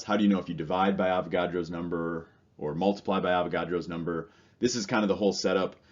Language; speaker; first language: English; native; English